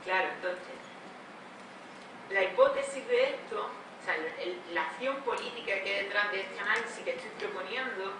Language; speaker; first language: Spanish; native; Spanish